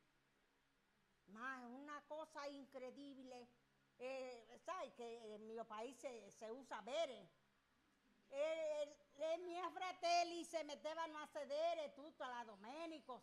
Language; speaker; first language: Italian; non-native, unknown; Spanish